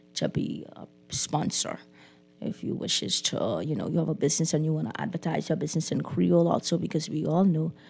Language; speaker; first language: English; non-native, local second language; French